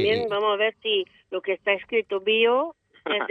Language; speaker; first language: Spanish; non-native, fluent; Italian